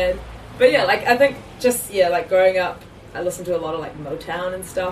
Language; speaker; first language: English; native; English